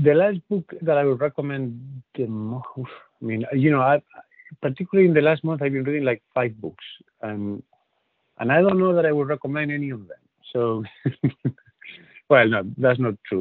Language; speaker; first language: English; non-native, fluent; Spanish